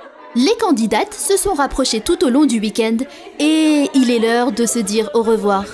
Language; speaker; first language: French; native; French